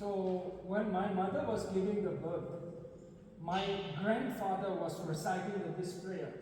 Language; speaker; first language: English; non-native, fluent; Tibetan